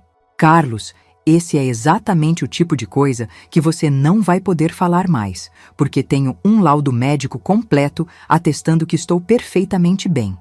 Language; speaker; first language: Portuguese; native; Portuguese